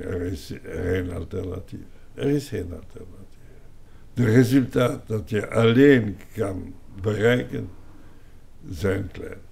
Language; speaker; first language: Dutch; non-native, local second language; French